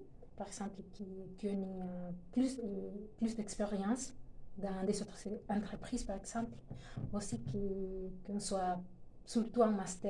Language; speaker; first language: French; non-native, fluent; Spanish